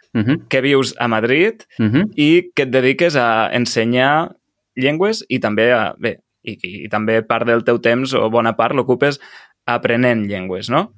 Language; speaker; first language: Catalan; native; Catalan